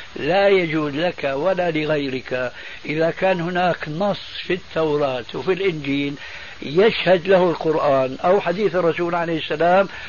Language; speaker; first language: Arabic; early bilingual, other home language; Albanian